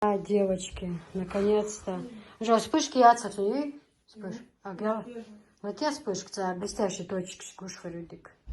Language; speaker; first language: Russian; non-native, local second language; Chechen